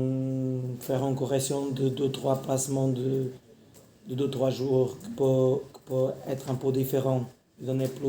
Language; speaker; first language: French; non-native, learner; Portuguese